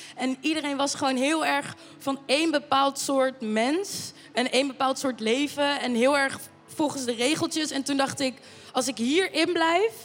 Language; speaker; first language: Dutch; native; Dutch